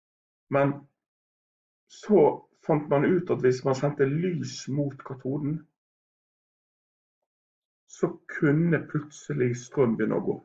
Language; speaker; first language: Norwegian; native; Norwegian